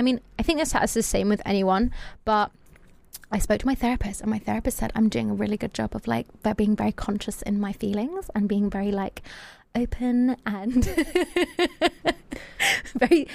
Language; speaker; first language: English; native; English